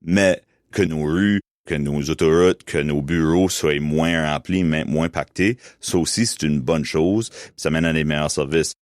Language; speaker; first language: French; native; French